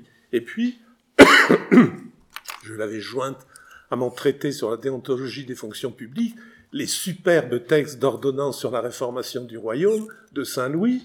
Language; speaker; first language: French; native; French